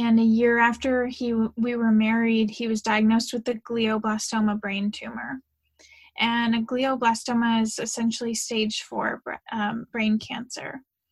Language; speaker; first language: English; native; English